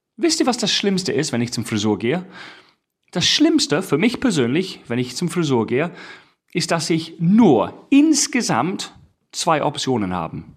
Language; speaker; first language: German; non-native, fluent; English